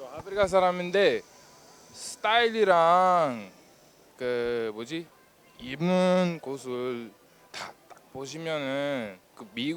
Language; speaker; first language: Korean; non-native, fluent; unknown